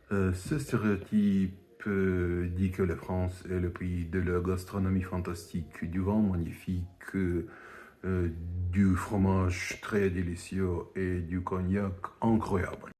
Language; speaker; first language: French; non-native, fluent; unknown